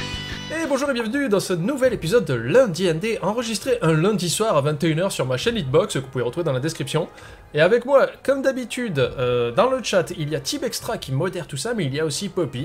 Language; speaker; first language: French; native; French